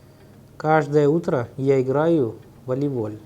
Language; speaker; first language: Russian; non-native, fluent; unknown